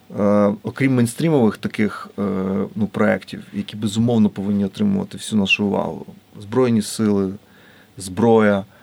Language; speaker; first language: Ukrainian; native; Ukrainian